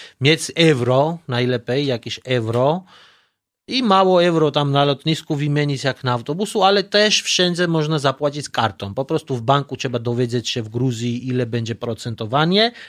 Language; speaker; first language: Polish; non-native, learner; Georgian